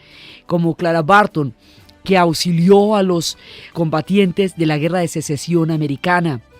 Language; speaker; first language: Spanish; native; Spanish